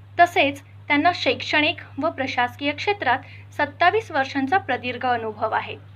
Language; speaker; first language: Marathi; native; Marathi